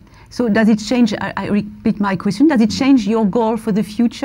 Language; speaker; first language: English; non-native, fluent; French